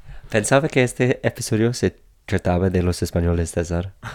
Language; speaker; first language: Spanish; non-native, fluent; English